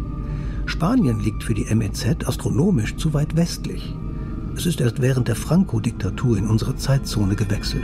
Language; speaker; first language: German; native; German